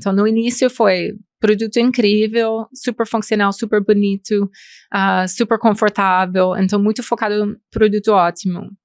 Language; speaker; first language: Portuguese; non-native, fluent; English